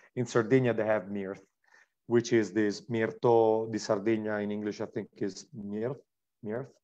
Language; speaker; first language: English; non-native, fluent; Italian